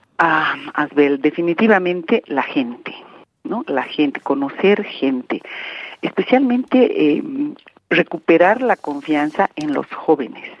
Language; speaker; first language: Spanish; native; Spanish